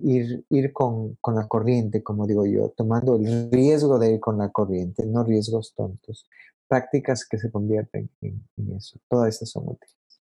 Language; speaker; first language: Spanish; native; Spanish